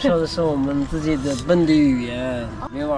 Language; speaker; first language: Chinese; non-native, local second language; Uyghur